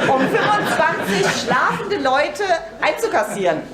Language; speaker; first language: German; native; German